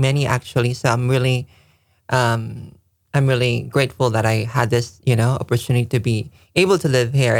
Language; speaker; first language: English; non-native, local second language; Filipino